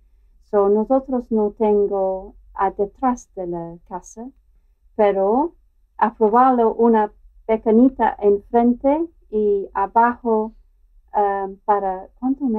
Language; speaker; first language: Spanish; non-native, learner; English